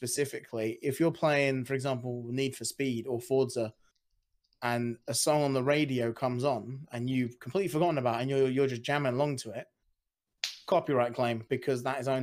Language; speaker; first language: English; native; English